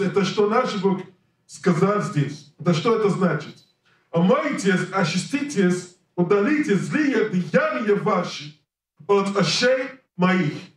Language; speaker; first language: Russian; non-native, learner; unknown